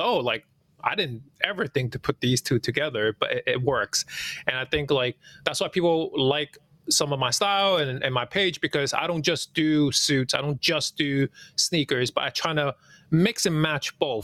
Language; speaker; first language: English; early bilingual, other home language; Cantonese